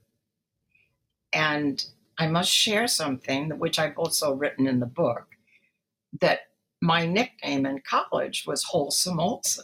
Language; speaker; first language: English; native; English